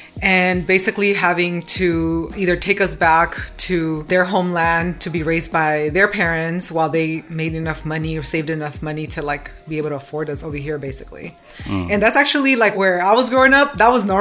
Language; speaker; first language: English; early bilingual, other home language; Spanish